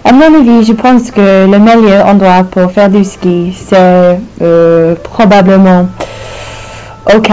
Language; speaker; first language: French; non-native, learner; English